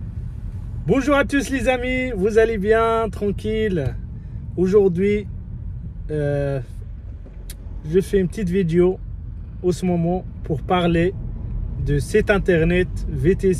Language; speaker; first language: French; non-native, fluent; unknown